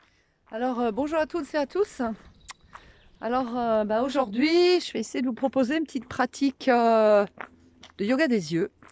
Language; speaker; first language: French; native; French